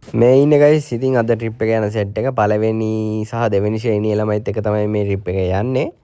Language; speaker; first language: Sinhala; native; Sinhala